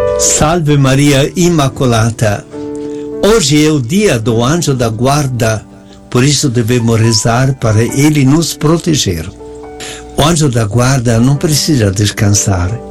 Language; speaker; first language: Portuguese; non-native, fluent; Italian